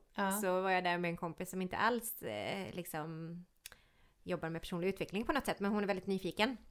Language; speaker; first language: Swedish; early bilingual, other home language; Ukrainian